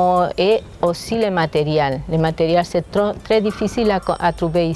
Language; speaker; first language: French; non-native, fluent; Spanish